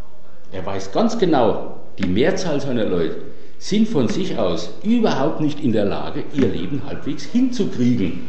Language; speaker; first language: German; native; German